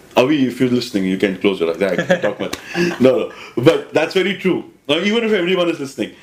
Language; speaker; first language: English; non-native, local second language; Hindi